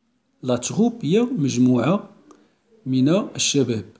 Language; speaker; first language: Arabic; native; Arabic